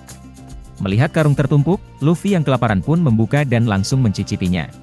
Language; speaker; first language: Indonesian; native; Indonesian